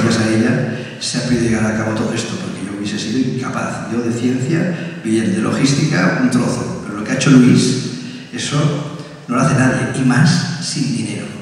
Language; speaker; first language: Spanish; native; Spanish